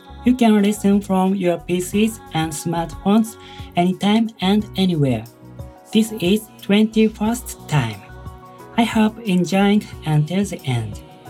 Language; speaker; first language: English; non-native, learner; Japanese